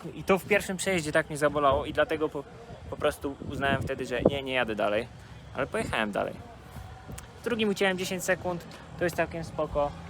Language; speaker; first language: Polish; native; Polish